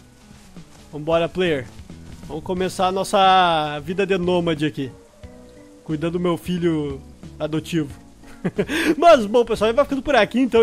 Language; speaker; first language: Portuguese; native; Portuguese